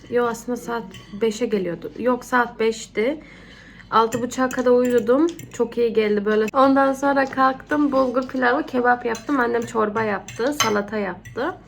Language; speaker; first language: Turkish; early bilingual, heritage; Turkish